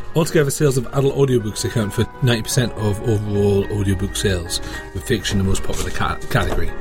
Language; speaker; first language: English; native; English